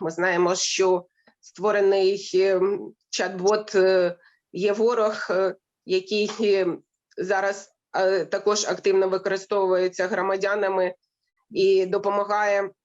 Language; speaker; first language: Ukrainian; native; Ukrainian